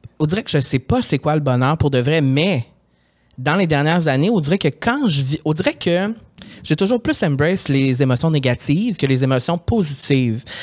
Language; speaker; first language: French; native; French